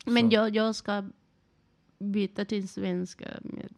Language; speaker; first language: Swedish; non-native, learner; Thai